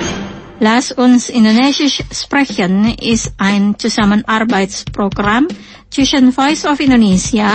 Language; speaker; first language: German; non-native, fluent; Indonesian